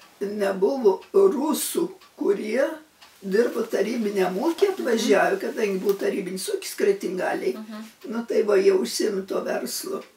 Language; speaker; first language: Lithuanian; native; Lithuanian